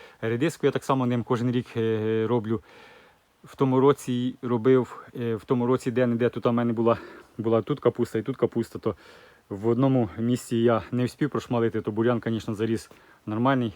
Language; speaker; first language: Ukrainian; native; Ukrainian